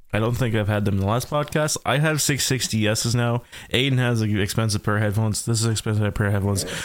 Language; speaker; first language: English; native; English